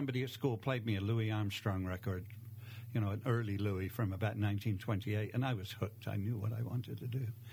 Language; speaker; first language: English; native; English